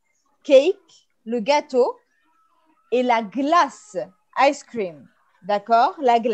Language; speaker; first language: French; non-native, fluent; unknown